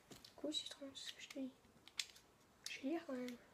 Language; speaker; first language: French; native; French